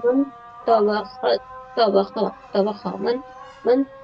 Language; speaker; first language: Arabic; non-native, learner; Urdu